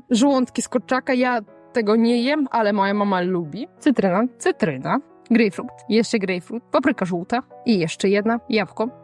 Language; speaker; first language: Polish; non-native, fluent; Kazakh